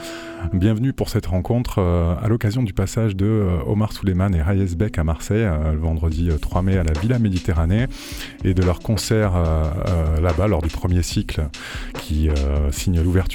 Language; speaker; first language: French; native; French